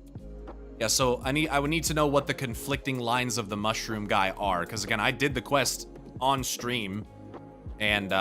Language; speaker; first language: English; native; English